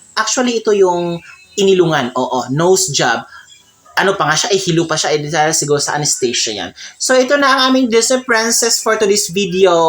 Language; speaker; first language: Filipino; non-native, local second language; Cebuano